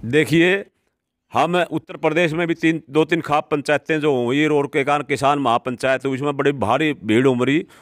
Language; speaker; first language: Hindi; native; Hindi